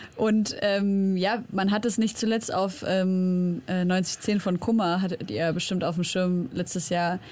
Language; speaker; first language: German; early bilingual, other home language; Arabic